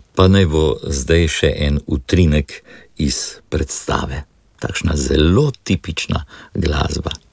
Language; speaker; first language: Slovenian; native; Slovenian